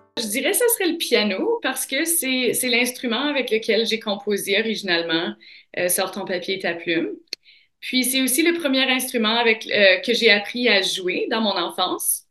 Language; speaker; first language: French; native; French